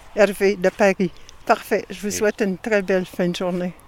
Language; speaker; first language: French; native; French